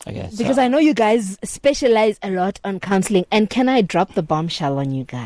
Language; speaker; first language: English; non-native, local second language; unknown